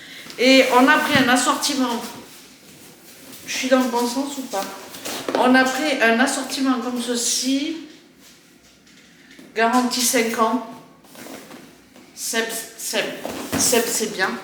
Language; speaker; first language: French; native; French